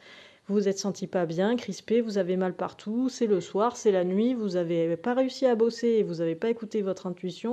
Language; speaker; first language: French; native; French